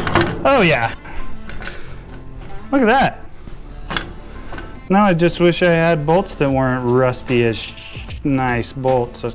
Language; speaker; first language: English; native; English